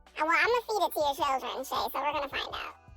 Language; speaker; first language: English; native; English